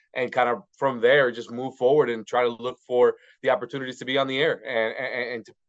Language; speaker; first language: English; native; English